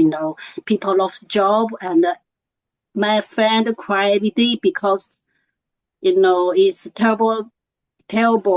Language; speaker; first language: English; non-native, learner; Chinese